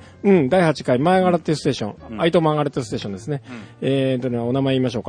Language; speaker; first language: Japanese; native; Japanese